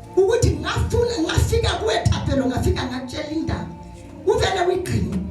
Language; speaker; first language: Zulu; non-native, local second language; Southern Sotho